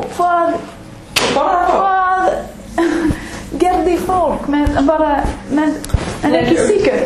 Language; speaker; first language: Icelandic; non-native, learner; English